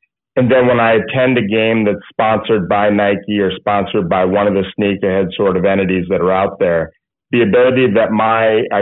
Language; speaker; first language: English; native; English